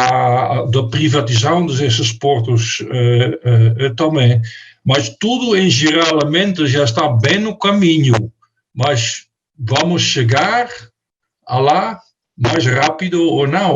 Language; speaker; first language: Portuguese; non-native, fluent; Dutch